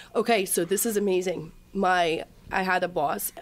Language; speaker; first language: English; non-native, fluent; Russian